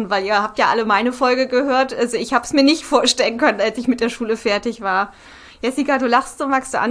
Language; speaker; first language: German; native; German